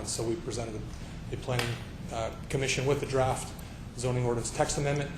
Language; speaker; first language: English; native; English